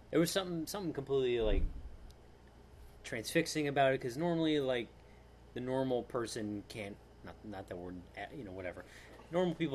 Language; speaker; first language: English; native; English